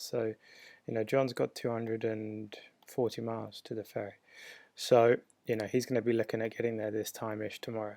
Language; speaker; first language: English; native; English